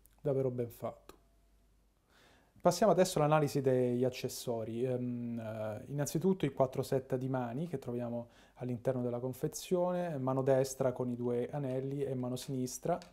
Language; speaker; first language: Italian; native; Italian